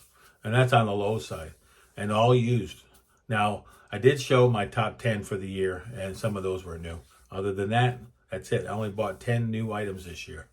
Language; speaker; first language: English; native; English